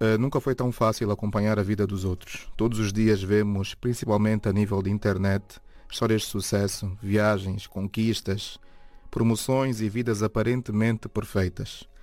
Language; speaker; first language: Portuguese; native; Portuguese